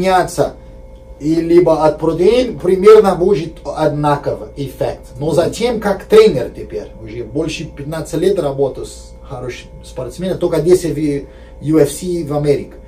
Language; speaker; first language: Russian; non-native, fluent; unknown